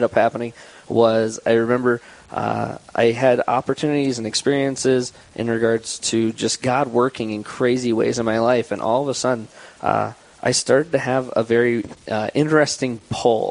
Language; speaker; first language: English; native; English